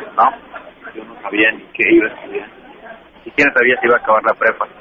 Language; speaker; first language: Spanish; native; Spanish